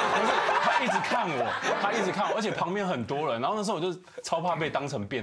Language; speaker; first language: Chinese; native; Chinese